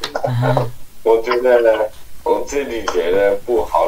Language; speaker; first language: Chinese; non-native, learner; English